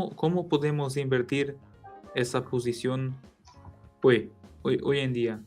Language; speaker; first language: Spanish; non-native, learner; Portuguese